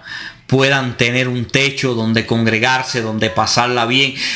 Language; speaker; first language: Spanish; native; Spanish